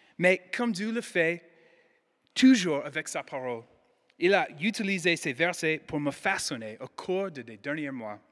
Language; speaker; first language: French; non-native, fluent; English